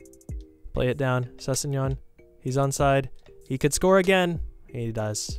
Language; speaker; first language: English; native; English